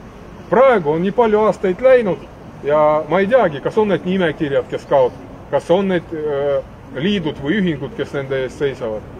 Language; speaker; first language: Estonian; non-native, local second language; Russian